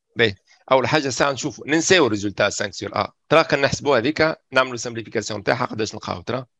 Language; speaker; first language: French; non-native, local second language; Arabic